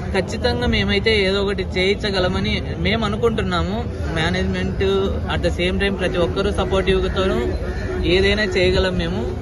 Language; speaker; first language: Telugu; native; Telugu